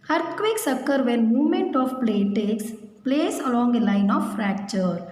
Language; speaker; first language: English; non-native, local second language; Kannada